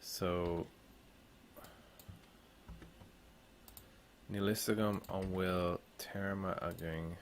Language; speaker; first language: Irish; non-native, local second language; English